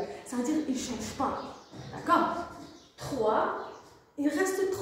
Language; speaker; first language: French; non-native, local second language; Arabic